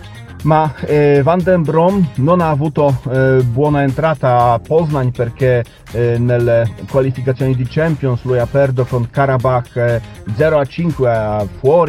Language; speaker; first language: Italian; non-native, learner; Polish